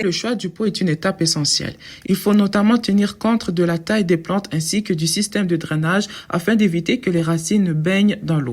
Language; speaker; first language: French; native; French